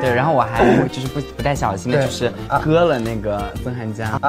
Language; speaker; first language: Chinese; native; Chinese